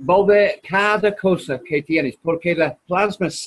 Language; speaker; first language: Spanish; non-native, learner; English